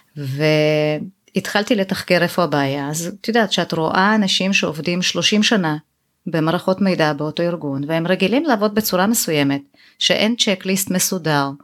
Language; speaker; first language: Hebrew; native; Hebrew